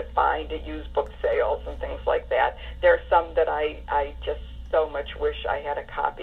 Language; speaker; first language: English; native; English